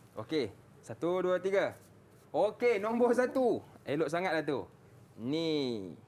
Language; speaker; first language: Malay; native; Malay